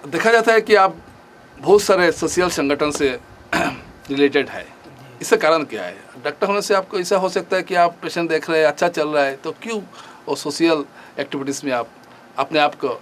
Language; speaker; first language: Hindi; non-native, local second language; Bangla